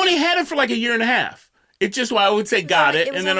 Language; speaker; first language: English; native; English